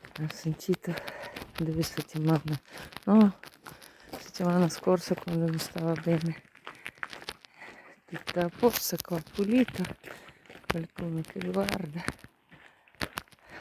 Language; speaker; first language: Italian; non-native, learner; Ukrainian